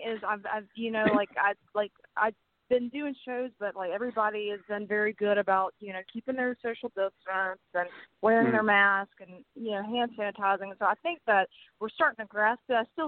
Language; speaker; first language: English; native; English